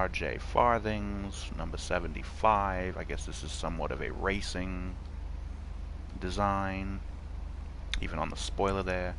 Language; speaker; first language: English; native; English